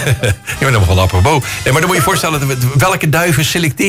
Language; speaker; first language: Dutch; native; Dutch